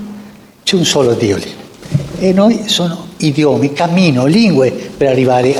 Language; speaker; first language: Italian; non-native, fluent; Spanish